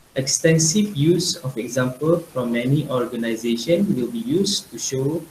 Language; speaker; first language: English; non-native, local second language; Malay